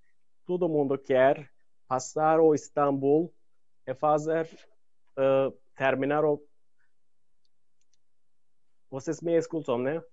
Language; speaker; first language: Portuguese; non-native, learner; Turkish